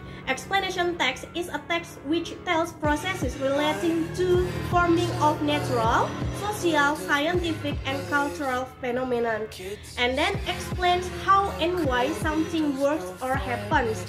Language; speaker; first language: English; non-native, fluent; Indonesian